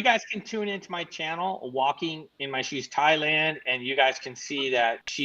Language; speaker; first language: English; native; English